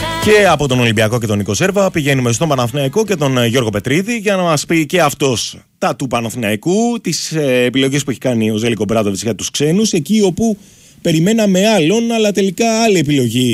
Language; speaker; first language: Greek; native; Greek